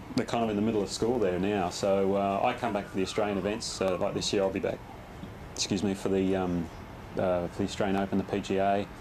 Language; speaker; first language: English; native; English